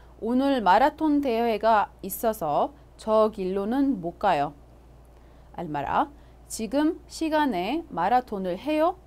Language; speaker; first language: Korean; non-native, fluent; Arabic